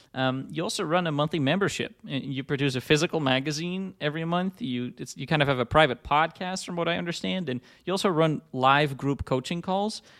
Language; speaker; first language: English; non-native, fluent; Dutch